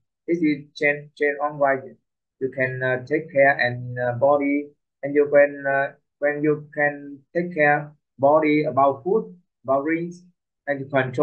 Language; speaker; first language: English; non-native, learner; Vietnamese